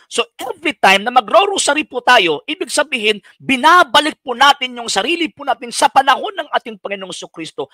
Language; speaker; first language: Filipino; non-native, local second language; Cebuano